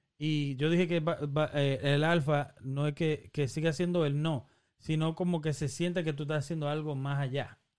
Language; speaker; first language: Spanish; early bilingual, heritage; Spanish